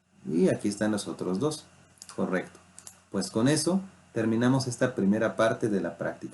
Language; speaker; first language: Spanish; native; Spanish